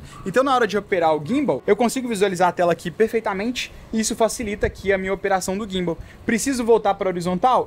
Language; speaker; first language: Portuguese; native; Portuguese